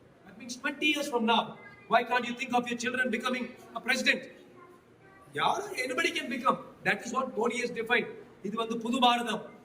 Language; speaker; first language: English; non-native, local second language; Tamil